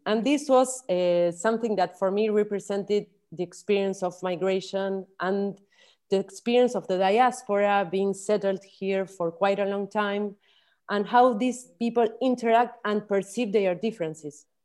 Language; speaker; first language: English; non-native, fluent; Spanish